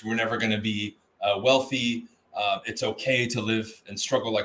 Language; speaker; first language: English; native; English